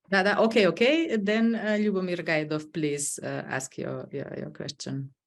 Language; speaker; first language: English; non-native, fluent; Macedonian